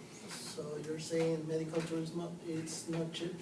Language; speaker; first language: English; non-native, learner; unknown